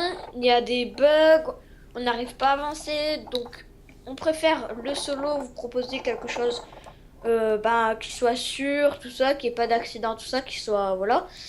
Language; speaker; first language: French; native; French